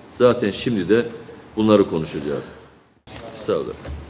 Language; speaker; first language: Turkish; native; Turkish